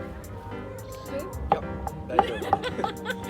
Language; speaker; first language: Japanese; native; Japanese